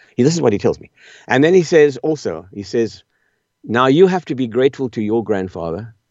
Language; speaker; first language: English; native; English